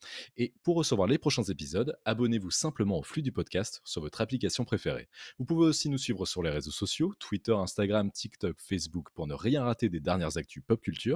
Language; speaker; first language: French; native; French